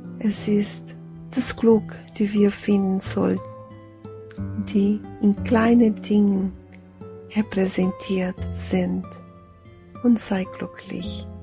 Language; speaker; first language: German; non-native, fluent; Portuguese